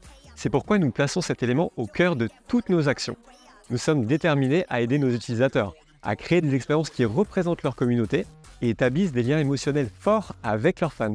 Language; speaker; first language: French; native; French